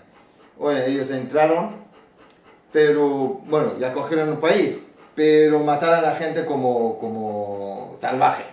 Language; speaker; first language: Spanish; non-native, learner; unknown